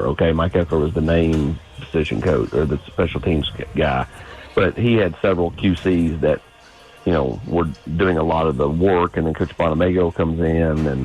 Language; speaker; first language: English; native; English